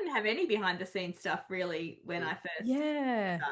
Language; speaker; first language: English; native; English